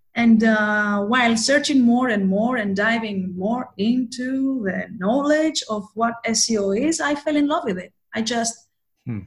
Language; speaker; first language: English; non-native, fluent; Greek